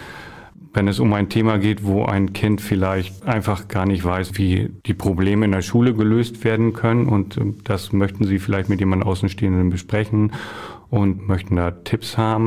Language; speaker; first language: German; native; German